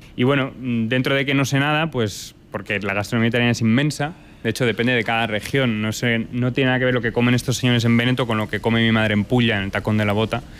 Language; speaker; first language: Spanish; native; Spanish